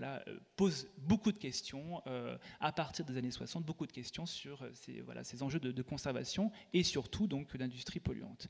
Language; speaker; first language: French; native; French